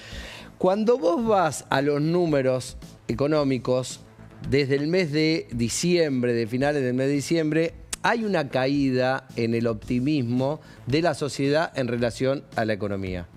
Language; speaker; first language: Spanish; native; Spanish